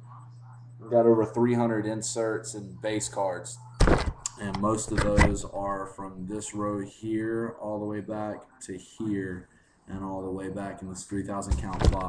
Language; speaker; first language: English; native; English